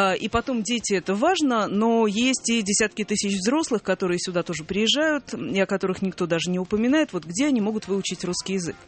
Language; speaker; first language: Russian; native; Russian